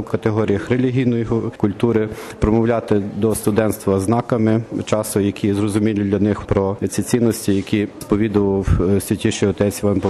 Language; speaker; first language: Ukrainian; native; Ukrainian